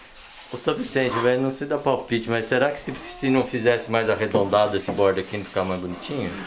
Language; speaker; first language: Portuguese; native; Portuguese